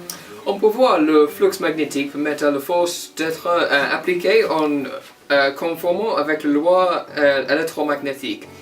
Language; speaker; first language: French; non-native, learner; English